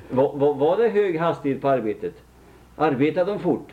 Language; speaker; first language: Swedish; native; Swedish